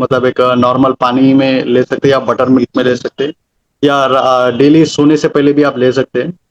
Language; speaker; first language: Hindi; non-native, local second language; Telugu